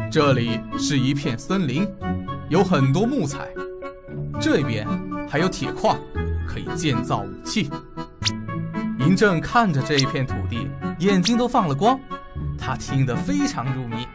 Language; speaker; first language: Chinese; native; Chinese